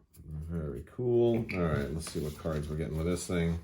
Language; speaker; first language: English; native; English